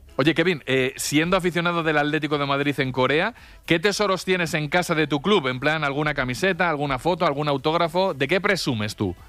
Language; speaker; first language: Spanish; native; Spanish